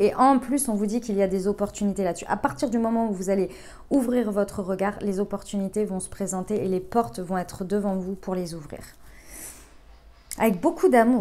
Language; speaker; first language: French; native; French